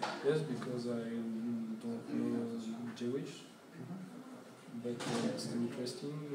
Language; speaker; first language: English; non-native, learner; French